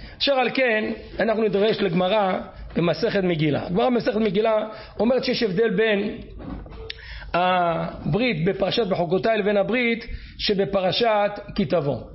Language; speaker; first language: Hebrew; native; Hebrew